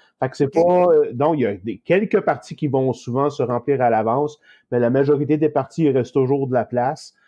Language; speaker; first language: French; native; French